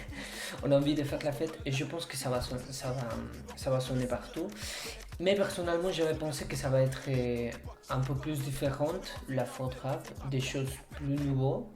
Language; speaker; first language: French; non-native, fluent; Spanish